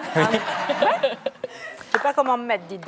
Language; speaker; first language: French; native; French